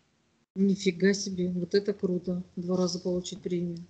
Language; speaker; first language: Russian; native; Russian